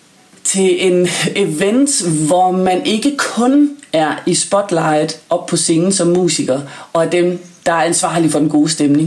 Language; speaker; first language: Danish; native; Danish